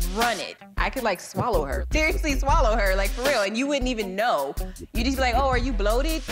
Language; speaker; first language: English; native; English